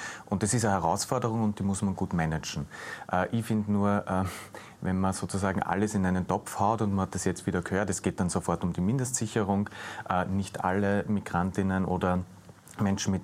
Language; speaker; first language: German; native; German